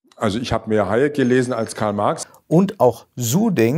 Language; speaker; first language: German; native; German